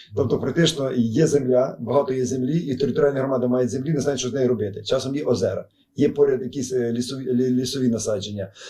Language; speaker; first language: Ukrainian; native; Ukrainian